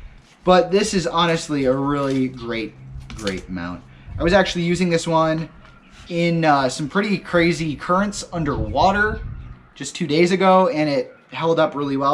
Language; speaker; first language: English; native; English